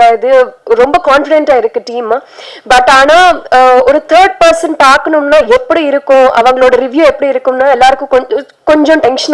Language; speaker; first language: Tamil; non-native, learner; Telugu